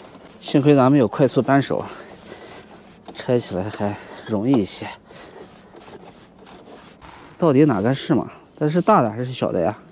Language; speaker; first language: Chinese; native; Chinese